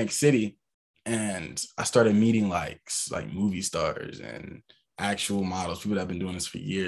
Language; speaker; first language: English; native; English